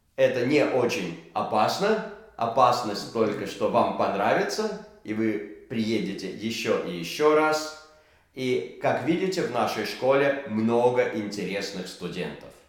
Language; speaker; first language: Russian; native; Russian